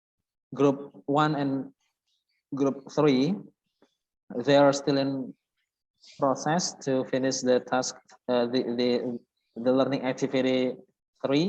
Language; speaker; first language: English; non-native, fluent; Indonesian